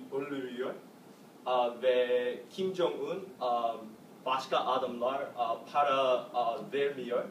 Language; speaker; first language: Turkish; non-native, learner; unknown